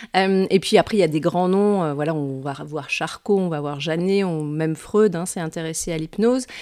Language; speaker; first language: French; native; French